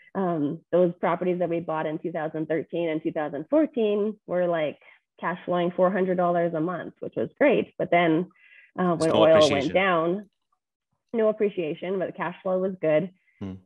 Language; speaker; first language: English; native; English